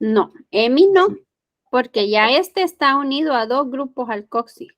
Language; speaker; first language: Spanish; native; Spanish